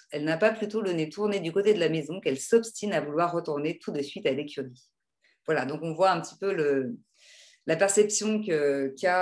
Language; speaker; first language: French; native; French